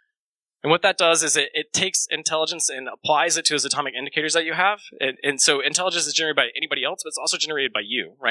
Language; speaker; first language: English; native; English